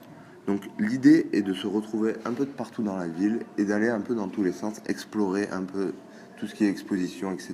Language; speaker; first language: French; native; French